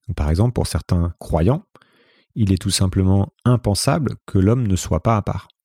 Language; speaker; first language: French; native; French